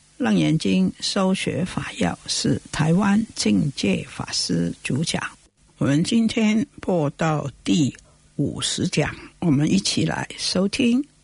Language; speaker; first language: Chinese; non-native, local second language; Cantonese